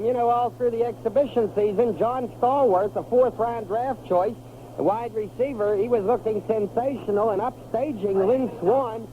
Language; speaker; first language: English; native; English